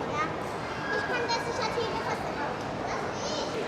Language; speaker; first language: German; early bilingual, heritage; Amharic